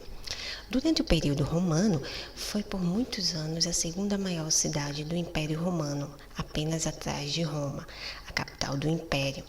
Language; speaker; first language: Portuguese; native; Portuguese